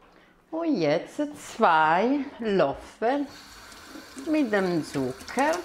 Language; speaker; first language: German; non-native, fluent; Italian